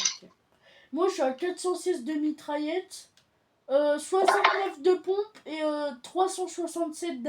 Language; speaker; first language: French; native; French